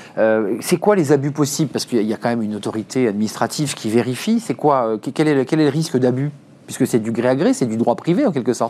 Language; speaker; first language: French; native; French